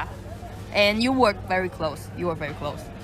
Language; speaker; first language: English; non-native, fluent; Chinese